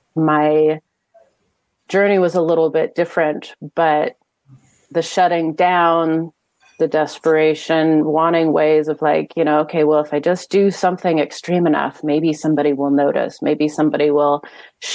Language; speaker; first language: English; native; English